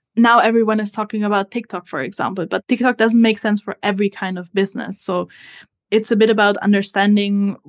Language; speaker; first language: English; non-native, fluent; Italian